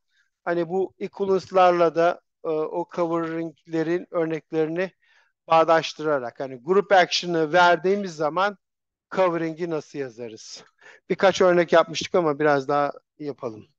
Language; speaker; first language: Turkish; native; Turkish